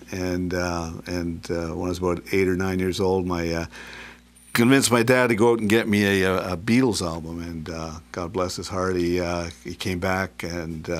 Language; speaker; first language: English; native; English